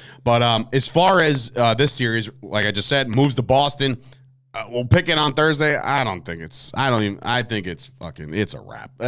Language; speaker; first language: English; native; English